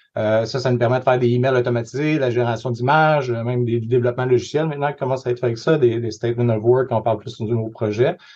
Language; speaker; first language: French; native; French